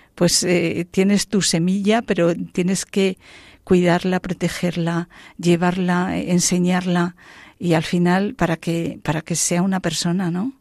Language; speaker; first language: Spanish; native; Spanish